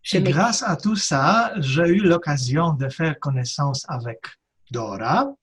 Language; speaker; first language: French; non-native, fluent; Polish